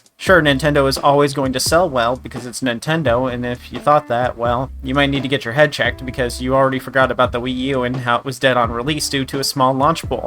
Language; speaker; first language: English; native; English